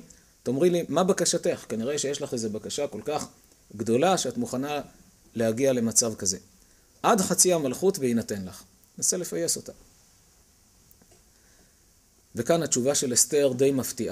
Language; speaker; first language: Hebrew; native; Hebrew